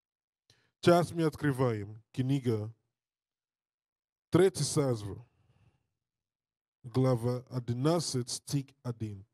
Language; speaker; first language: Russian; non-native, learner; English